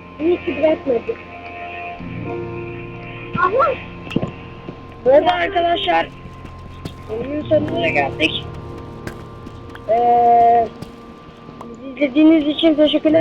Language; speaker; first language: Turkish; native; Turkish